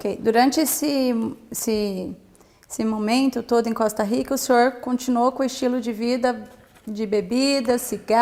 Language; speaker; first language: Portuguese; native; Portuguese